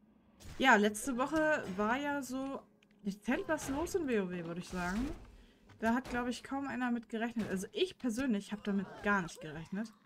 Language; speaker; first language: German; native; German